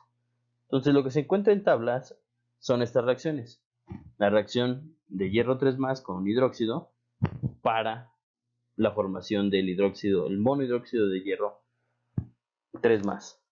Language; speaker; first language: Spanish; native; Spanish